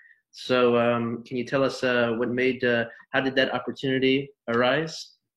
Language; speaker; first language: English; native; English